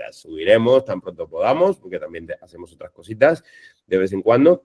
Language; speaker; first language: Spanish; native; Spanish